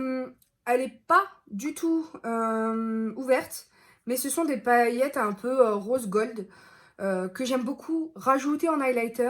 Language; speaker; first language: French; native; French